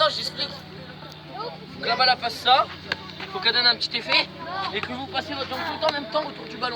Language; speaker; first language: French; native; French